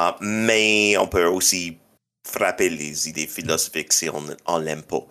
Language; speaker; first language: French; non-native, local second language; English